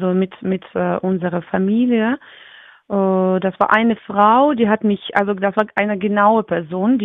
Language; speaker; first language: German; non-native, learner; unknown